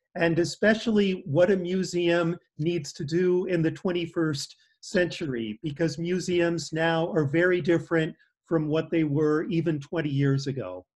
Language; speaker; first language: English; native; English